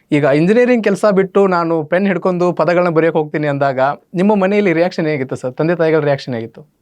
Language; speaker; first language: Kannada; native; Kannada